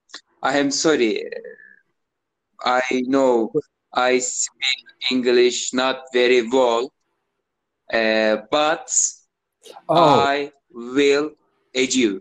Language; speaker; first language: English; non-native, learner; Turkish